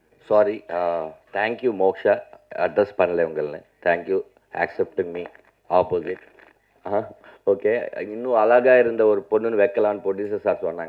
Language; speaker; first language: Tamil; non-native, learner; Telugu